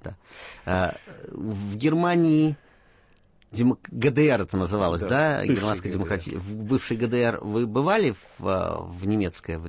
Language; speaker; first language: Russian; native; Russian